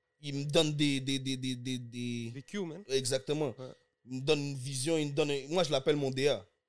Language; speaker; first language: French; early bilingual, other home language; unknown